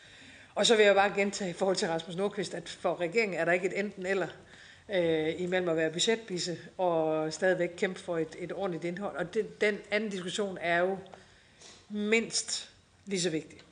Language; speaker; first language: Danish; native; Danish